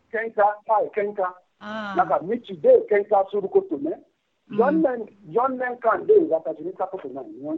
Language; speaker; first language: Japanese; non-native, fluent; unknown